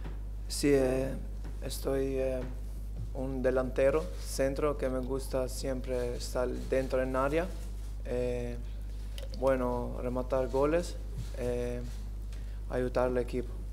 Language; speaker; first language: Spanish; non-native, learner; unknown